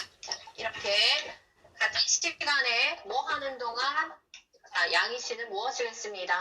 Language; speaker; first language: Korean; native; Korean